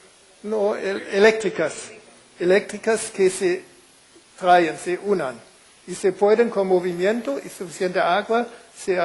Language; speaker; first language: Spanish; non-native, fluent; German